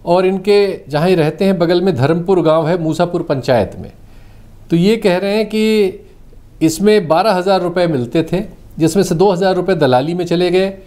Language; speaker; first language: Hindi; native; Hindi